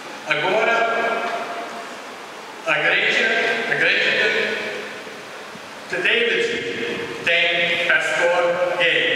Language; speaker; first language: Portuguese; non-native, learner; English